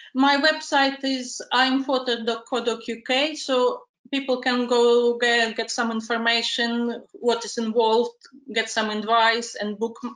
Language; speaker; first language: English; non-native, fluent; Ukrainian